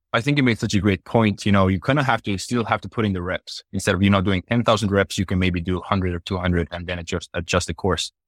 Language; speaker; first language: English; non-native, fluent; Estonian